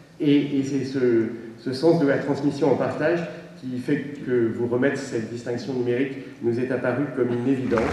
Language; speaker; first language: French; native; French